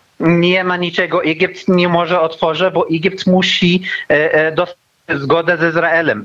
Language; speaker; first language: Polish; non-native, learner; Arabic